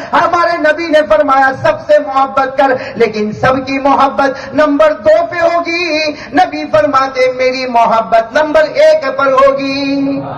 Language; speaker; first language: Urdu; native; Urdu